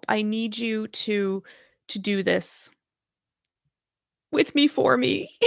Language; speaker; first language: English; native; English